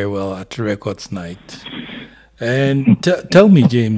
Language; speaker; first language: English; non-native, local second language; Akan